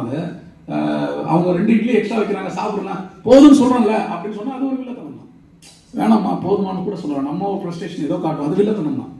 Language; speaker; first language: Tamil; native; Tamil